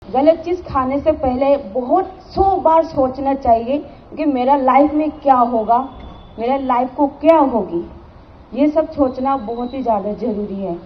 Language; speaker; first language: Hindi; non-native, local second language; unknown